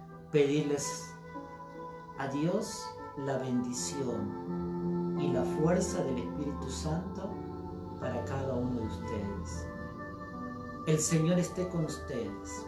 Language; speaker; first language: Spanish; native; Spanish